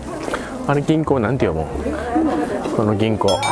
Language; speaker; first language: Japanese; native; Japanese